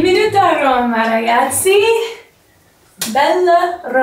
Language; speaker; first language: Italian; non-native, learner; English